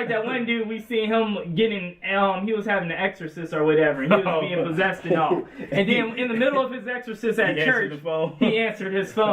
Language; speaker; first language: English; native; English